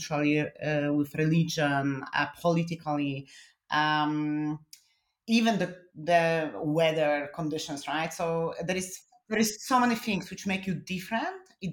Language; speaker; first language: English; non-native, fluent; Polish